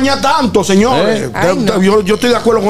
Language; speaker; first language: Spanish; native; Spanish